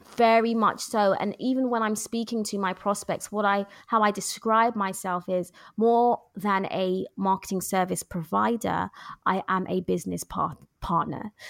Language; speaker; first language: English; native; English